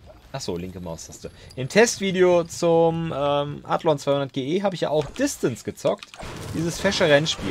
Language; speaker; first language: German; native; German